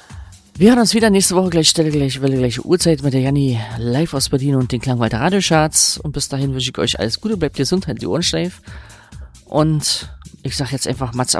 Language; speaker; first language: German; native; German